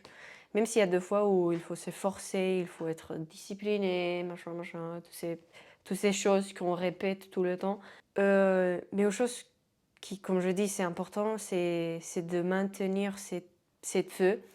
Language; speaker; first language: French; non-native, fluent; Spanish